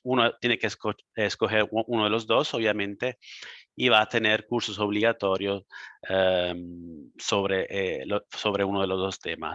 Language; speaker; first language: Spanish; non-native, fluent; Italian